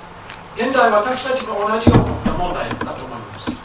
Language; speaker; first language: Japanese; non-native, fluent; English